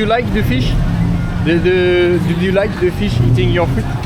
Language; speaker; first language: English; non-native, learner; French